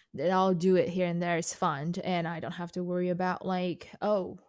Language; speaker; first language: English; non-native, fluent; Indonesian